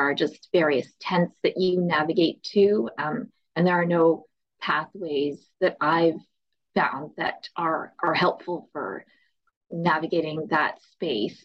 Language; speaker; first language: English; native; English